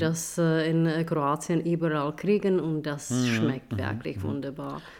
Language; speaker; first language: German; non-native, fluent; Czech